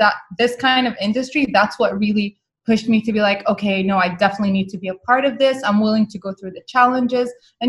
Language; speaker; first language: English; non-native, fluent; Arabic